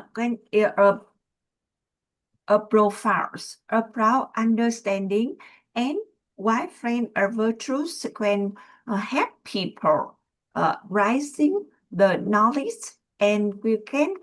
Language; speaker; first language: English; non-native, learner; Vietnamese